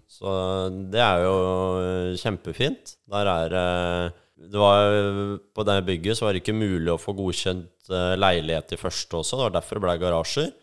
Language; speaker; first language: Norwegian; native; Norwegian